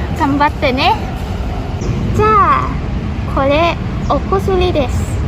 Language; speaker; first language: Japanese; non-native, learner; Thai